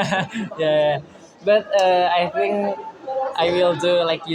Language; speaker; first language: English; non-native, learner; Indonesian